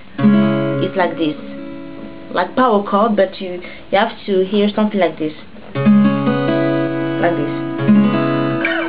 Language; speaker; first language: English; non-native, learner; French